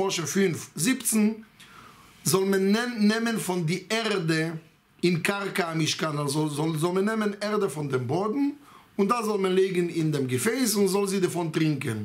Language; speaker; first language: German; non-native, fluent; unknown